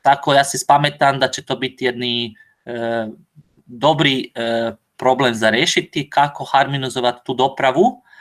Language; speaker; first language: Slovak; non-native, learner; Croatian